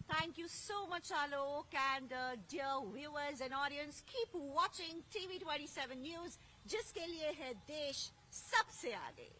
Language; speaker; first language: Hindi; native; Hindi